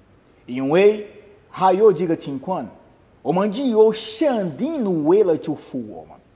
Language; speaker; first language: Chinese; non-native, fluent; Portuguese